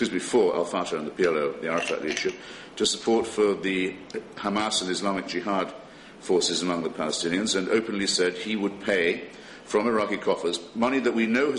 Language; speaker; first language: English; native; English